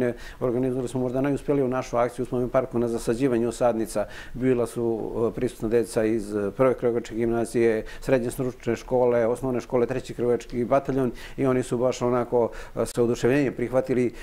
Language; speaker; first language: Serbian; native; Serbian